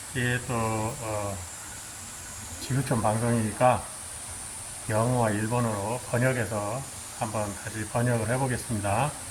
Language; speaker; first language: Korean; native; Korean